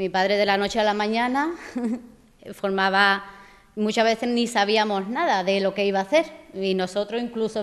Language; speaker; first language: Spanish; native; Spanish